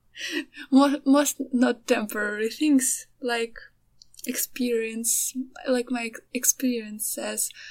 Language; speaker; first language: English; non-native, fluent; Ukrainian